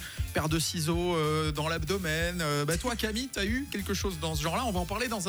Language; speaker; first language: French; native; French